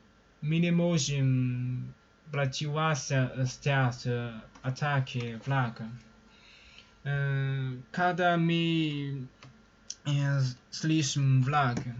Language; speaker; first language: Russian; non-native, learner; Chinese